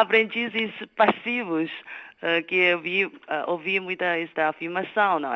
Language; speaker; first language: Portuguese; non-native, fluent; Chinese